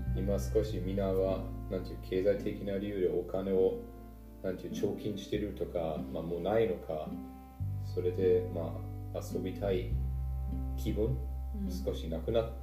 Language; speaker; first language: Japanese; non-native, fluent; German